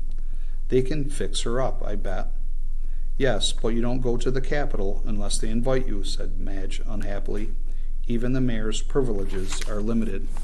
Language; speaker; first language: English; native; English